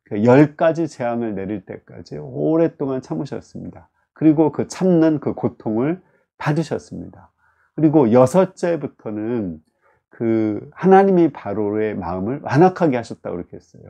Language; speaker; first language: Korean; native; Korean